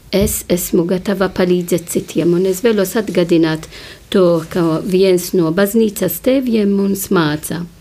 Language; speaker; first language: Latvian; non-native, learner; Maltese